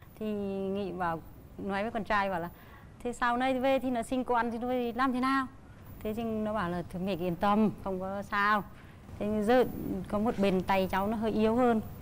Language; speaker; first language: Vietnamese; native; Vietnamese